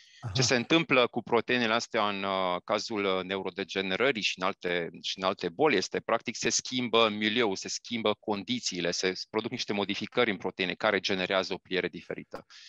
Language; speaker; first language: Romanian; native; Romanian